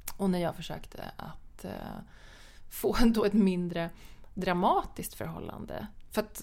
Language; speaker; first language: Swedish; native; Swedish